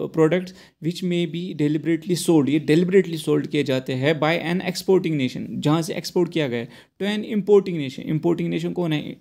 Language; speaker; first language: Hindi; non-native, local second language; Kashmiri